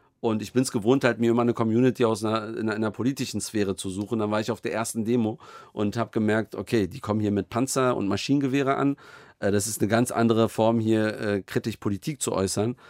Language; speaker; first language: German; native; German